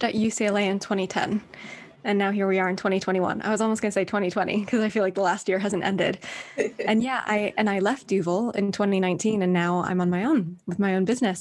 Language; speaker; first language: English; native; English